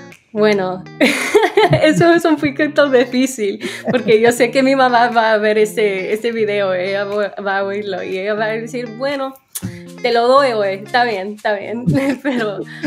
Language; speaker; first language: Spanish; early bilingual, other home language; English